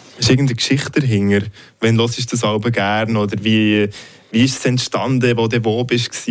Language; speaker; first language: German; native; German